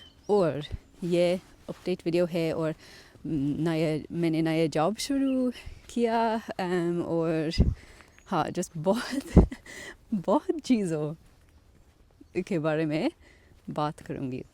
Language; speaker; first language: Hindi; non-native, learner; English